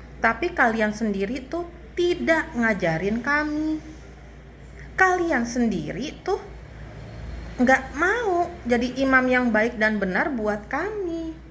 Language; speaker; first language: Indonesian; native; Indonesian